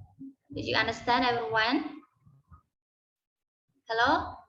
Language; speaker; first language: English; non-native, learner; Khmer